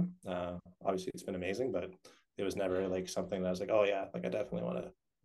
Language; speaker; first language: English; native; English